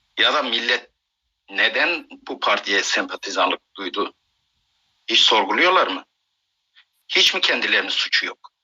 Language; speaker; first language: Turkish; non-native, local second language; Kurdish